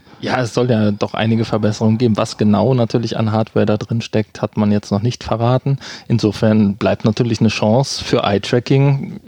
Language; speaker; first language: German; native; German